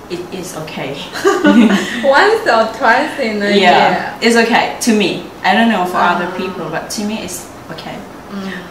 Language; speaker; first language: English; non-native, fluent; Thai